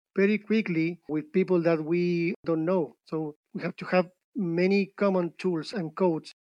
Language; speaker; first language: English; non-native, fluent; Spanish